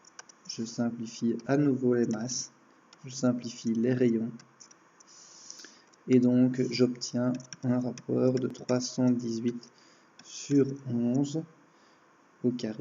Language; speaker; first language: French; native; French